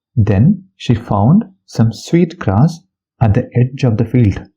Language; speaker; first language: English; non-native, local second language; Malayalam